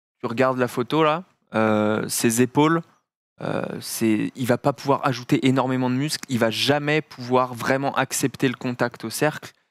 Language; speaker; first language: French; native; French